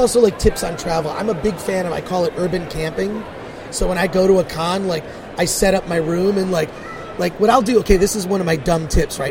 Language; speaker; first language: English; native; English